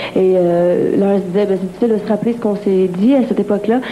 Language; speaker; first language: French; native; French